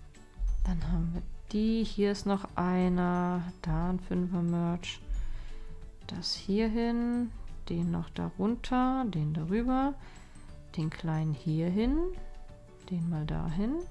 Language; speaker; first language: German; native; German